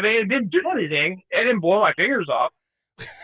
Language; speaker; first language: English; native; English